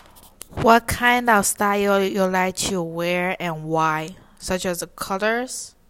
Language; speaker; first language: English; non-native, learner; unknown